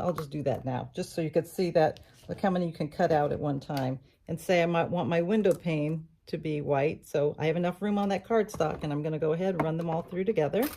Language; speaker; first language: English; native; English